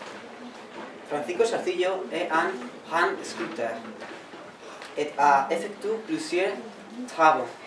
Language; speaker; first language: French; non-native, learner; Spanish